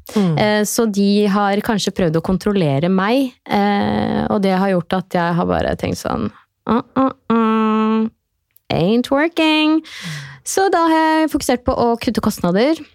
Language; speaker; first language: Norwegian; native; Norwegian